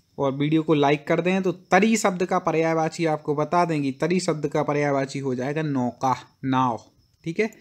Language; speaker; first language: Hindi; native; Hindi